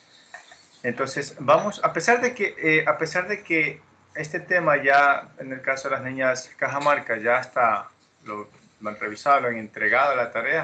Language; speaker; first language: Spanish; native; Spanish